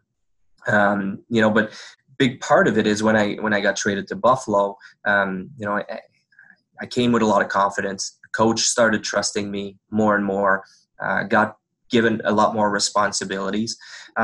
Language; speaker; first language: English; non-native, fluent; French